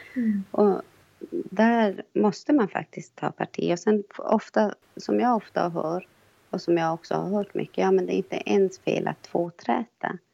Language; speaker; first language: Swedish; native; Swedish